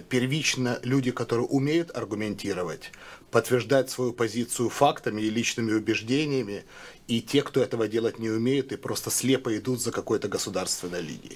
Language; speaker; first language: Russian; native; Russian